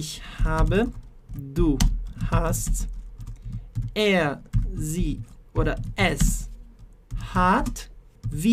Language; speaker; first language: German; non-native, fluent; Portuguese